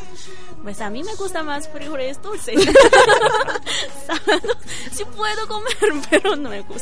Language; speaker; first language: Spanish; non-native, learner; Chinese